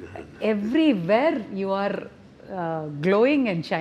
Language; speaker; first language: Telugu; native; Telugu